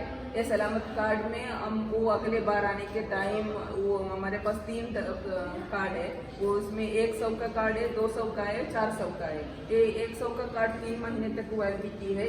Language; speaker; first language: Hindi; non-native, learner; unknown